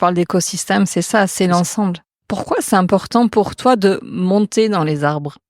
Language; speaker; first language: French; native; French